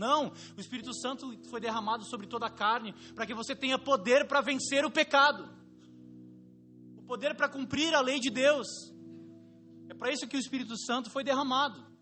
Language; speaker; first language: Portuguese; native; Portuguese